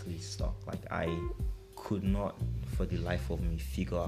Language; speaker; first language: English; non-native, local second language; Yoruba